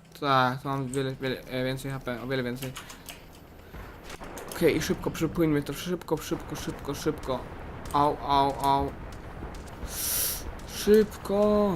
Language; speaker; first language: Polish; native; Polish